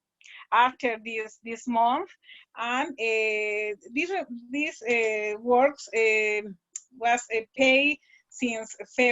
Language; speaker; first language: English; non-native, learner; Spanish